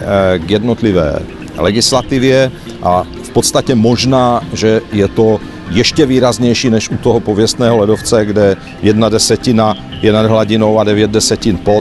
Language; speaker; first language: Czech; native; Czech